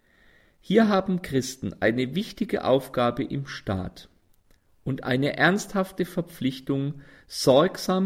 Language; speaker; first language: German; native; German